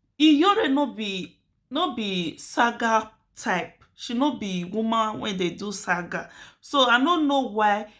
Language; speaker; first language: Nigerian Pidgin; native; Nigerian Pidgin